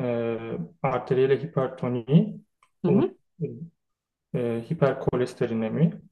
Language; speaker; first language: German; non-native, learner; Turkish